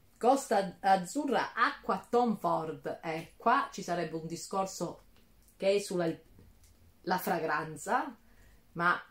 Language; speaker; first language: Italian; native; Italian